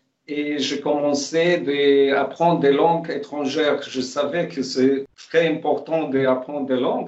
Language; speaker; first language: French; non-native, fluent; Polish